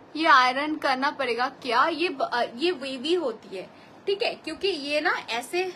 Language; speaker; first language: Hindi; non-native, local second language; Bangla